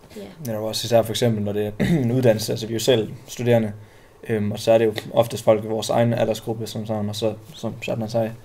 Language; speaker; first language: Danish; non-native, local second language; German